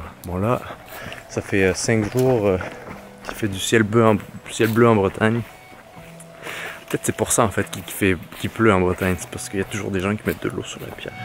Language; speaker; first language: French; native; French